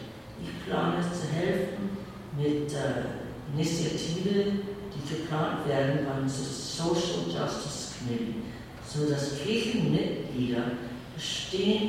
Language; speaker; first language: German; early bilingual, heritage; English